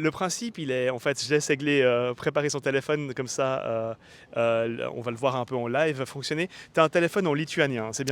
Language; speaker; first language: French; native; French